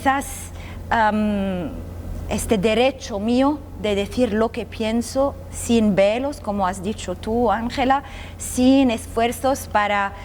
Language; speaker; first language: Spanish; non-native, fluent; Arabic